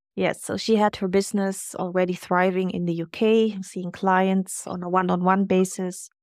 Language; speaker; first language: English; non-native, fluent; German